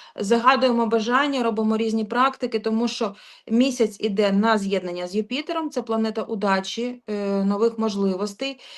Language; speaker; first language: Ukrainian; native; Ukrainian